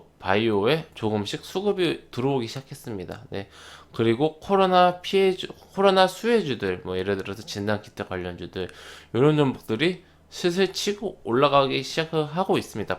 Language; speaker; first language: Korean; native; Korean